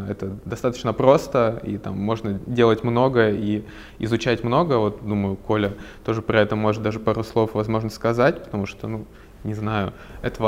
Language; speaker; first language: Russian; native; Russian